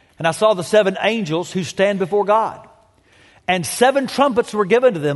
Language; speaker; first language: English; native; English